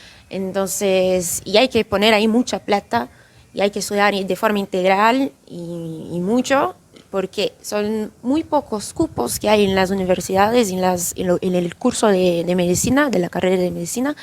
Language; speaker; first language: Spanish; non-native, fluent; Portuguese